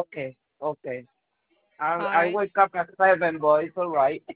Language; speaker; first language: English; non-native, learner; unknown